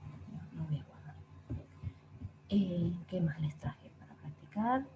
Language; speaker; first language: Spanish; native; Spanish